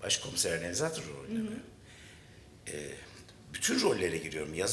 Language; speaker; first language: Turkish; native; Turkish